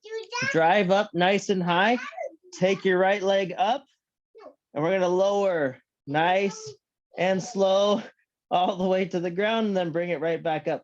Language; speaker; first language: English; native; English